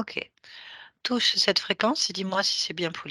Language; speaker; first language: French; native; French